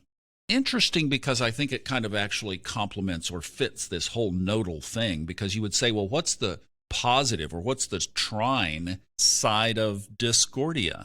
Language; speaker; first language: English; native; English